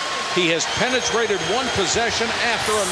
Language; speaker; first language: English; native; English